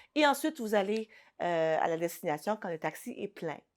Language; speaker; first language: French; early bilingual, other home language; Haitian Creole